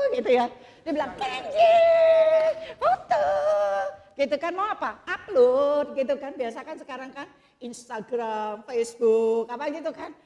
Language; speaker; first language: Indonesian; native; Indonesian